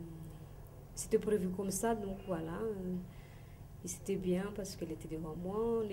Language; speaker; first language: French; non-native, local second language; Malagasy